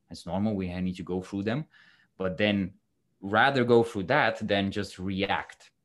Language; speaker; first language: English; non-native, fluent; Romanian